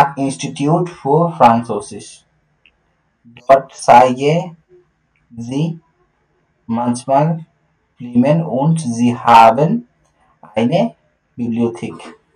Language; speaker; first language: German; non-native, learner; Bangla